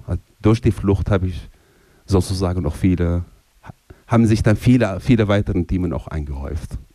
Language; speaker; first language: German; non-native, fluent; Arabic